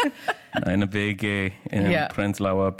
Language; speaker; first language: German; non-native, learner; English